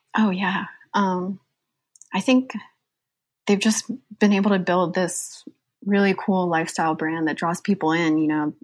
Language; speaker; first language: English; native; English